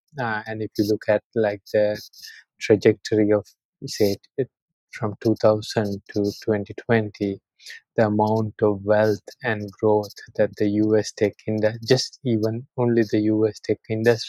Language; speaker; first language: English; non-native, local second language; Sinhala